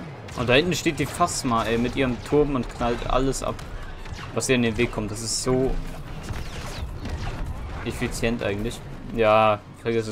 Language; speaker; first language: German; native; German